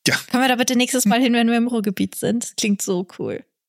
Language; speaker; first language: German; native; German